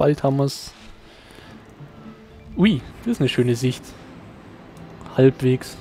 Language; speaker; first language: German; native; German